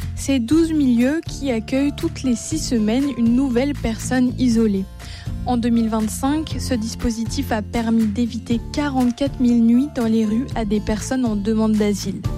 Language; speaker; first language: French; native; French